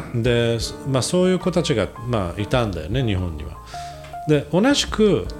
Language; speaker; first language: Japanese; native; Japanese